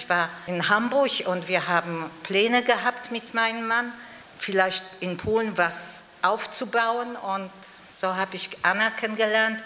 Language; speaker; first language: German; non-native, fluent; Polish